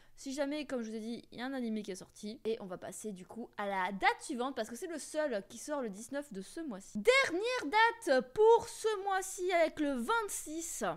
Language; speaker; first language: French; native; French